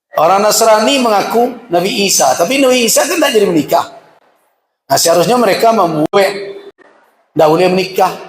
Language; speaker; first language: Malay; non-native, local second language; Minangkabau